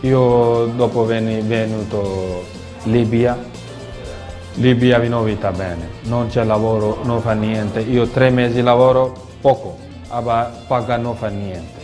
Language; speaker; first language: Italian; non-native, learner; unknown